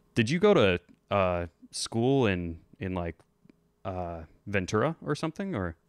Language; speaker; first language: English; native; English